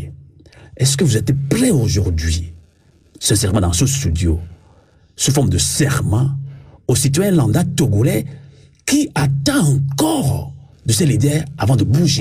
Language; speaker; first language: French; non-native, local second language; Ewe